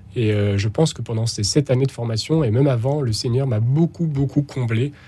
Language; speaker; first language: French; native; French